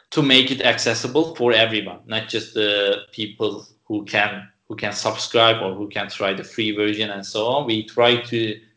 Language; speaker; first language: English; non-native, fluent; Turkish